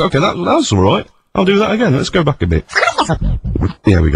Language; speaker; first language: English; native; English